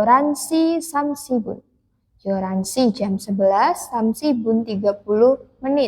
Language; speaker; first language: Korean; non-native, fluent; Indonesian